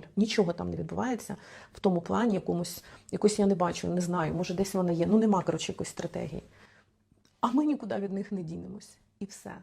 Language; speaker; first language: Ukrainian; native; Ukrainian